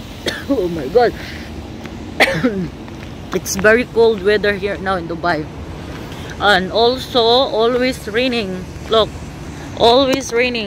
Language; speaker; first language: English; non-native, local second language; Filipino